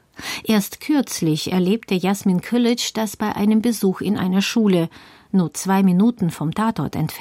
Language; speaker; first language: German; native; German